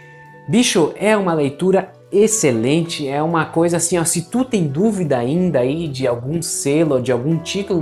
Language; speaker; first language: Portuguese; native; Portuguese